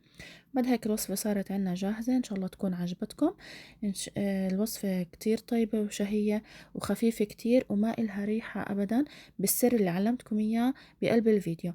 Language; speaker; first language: Arabic; native; Arabic